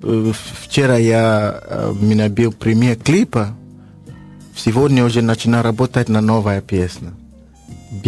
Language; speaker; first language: Russian; non-native, learner; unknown